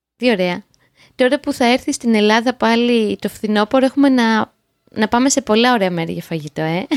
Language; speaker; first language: Greek; native; Greek